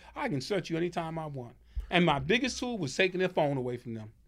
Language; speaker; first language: English; native; English